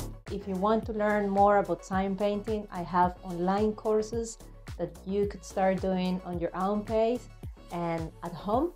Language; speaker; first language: English; non-native, fluent; Spanish